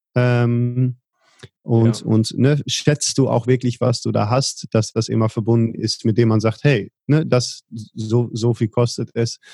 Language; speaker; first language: German; non-native, fluent; Dutch